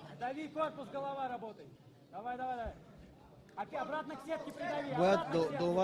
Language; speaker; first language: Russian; non-native, local second language; Tajik